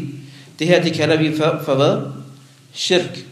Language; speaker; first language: Danish; non-native, local second language; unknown